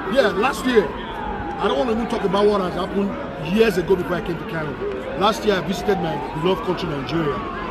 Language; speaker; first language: English; non-native, local second language; Bini